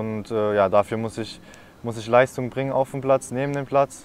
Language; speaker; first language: German; non-native, fluent; Japanese